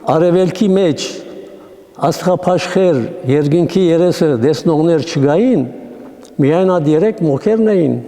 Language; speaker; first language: Armenian; native; Armenian